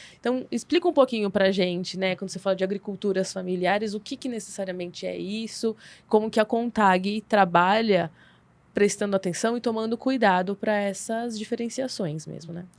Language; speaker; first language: Portuguese; native; Portuguese